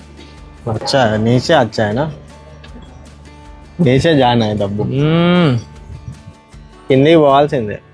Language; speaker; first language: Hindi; non-native, local second language; Telugu